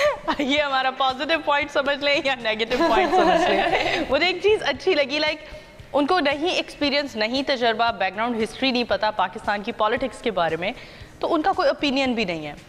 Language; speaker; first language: Hindi; native; Hindi